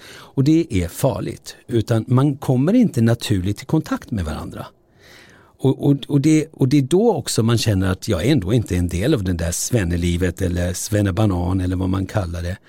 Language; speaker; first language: Swedish; early bilingual, other home language; Turoyo